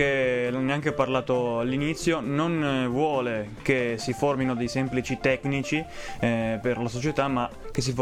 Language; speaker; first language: Italian; native; Italian